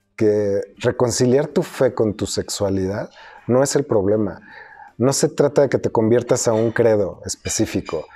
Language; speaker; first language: Spanish; native; Spanish